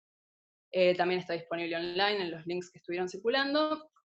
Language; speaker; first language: Spanish; native; Spanish